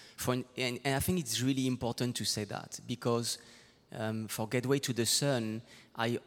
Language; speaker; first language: English; non-native, fluent; French